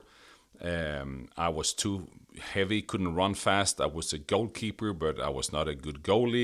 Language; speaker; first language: English; non-native, fluent; Swedish